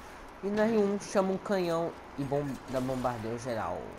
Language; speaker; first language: Portuguese; native; Portuguese